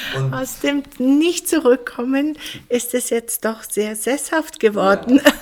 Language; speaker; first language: German; native; German